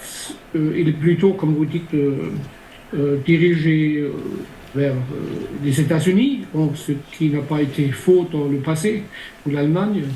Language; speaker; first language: French; non-native, fluent; German